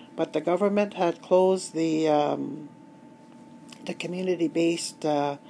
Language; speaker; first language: English; native; English